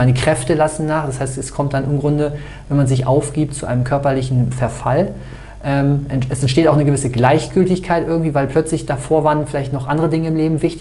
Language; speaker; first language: German; native; German